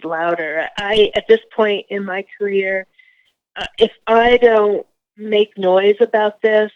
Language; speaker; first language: English; native; English